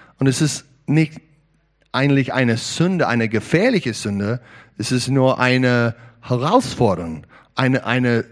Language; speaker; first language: German; non-native, learner; English